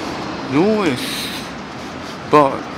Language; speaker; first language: Spanish; non-native, learner; Japanese